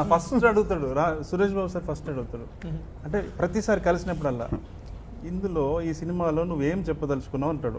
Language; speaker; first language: Telugu; native; Telugu